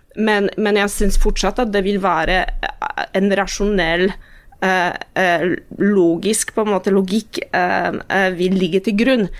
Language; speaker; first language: Norwegian; non-native, fluent; Polish